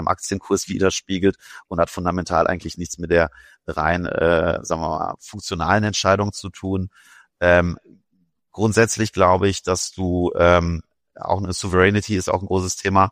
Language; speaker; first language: German; native; German